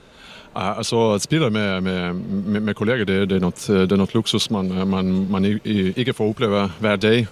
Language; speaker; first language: Danish; non-native, fluent; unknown